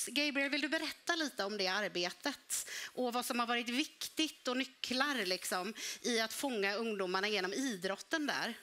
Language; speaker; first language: Swedish; native; Swedish